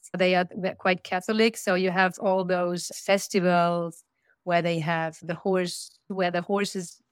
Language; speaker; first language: English; non-native, fluent; German